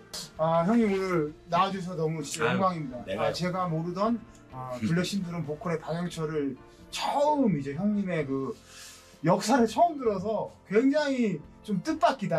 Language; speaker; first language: Korean; native; Korean